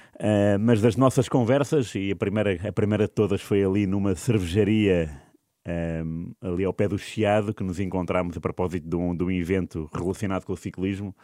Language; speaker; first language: Portuguese; native; Portuguese